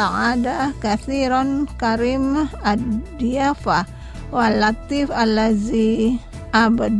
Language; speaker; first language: Arabic; non-native, fluent; Indonesian